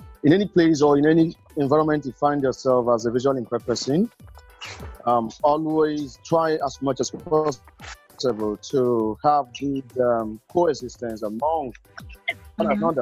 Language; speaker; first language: English; non-native, local second language; Igbo